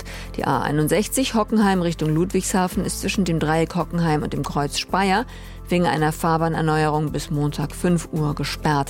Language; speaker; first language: German; native; German